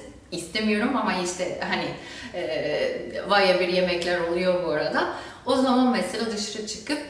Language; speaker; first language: Turkish; non-native, fluent; German